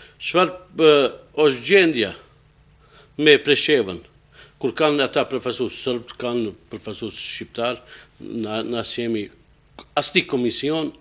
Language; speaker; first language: Albanian; non-native, local second language; Romany